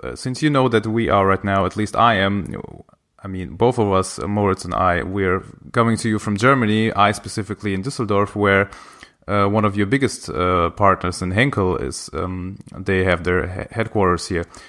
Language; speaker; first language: English; non-native, fluent; German